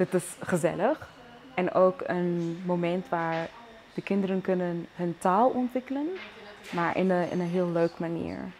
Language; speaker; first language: Dutch; non-native, fluent; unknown